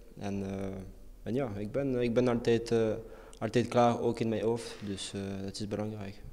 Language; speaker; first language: Dutch; non-native, learner; French